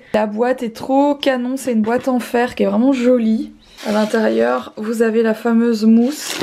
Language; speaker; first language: French; native; French